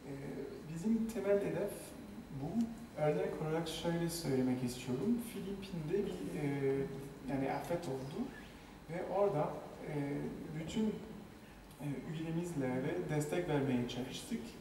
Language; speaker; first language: Turkish; non-native, fluent; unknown